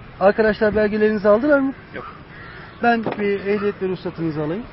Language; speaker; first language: Turkish; native; Turkish